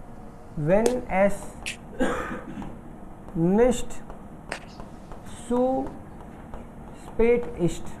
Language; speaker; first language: German; non-native, fluent; Hindi